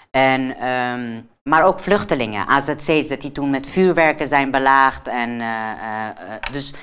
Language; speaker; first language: Dutch; non-native, fluent; Persian